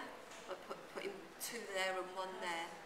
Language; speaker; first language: English; native; English